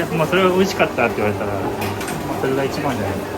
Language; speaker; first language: Japanese; native; Japanese